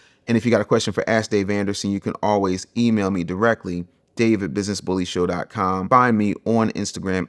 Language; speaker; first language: English; native; English